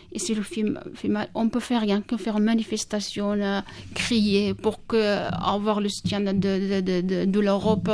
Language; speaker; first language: French; non-native, learner; Kurdish